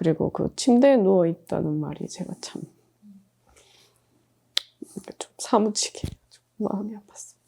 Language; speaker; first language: Korean; native; Korean